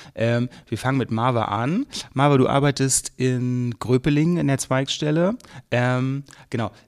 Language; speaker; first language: German; native; German